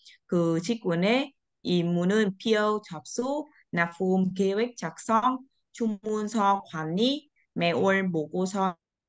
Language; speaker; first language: Korean; non-native, learner; Vietnamese